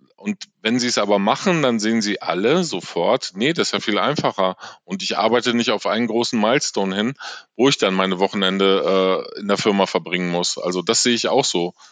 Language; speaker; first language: German; native; German